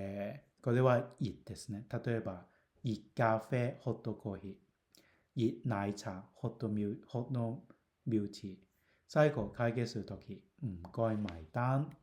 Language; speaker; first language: Japanese; non-native, fluent; Cantonese